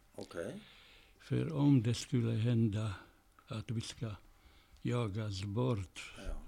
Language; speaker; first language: Swedish; non-native, fluent; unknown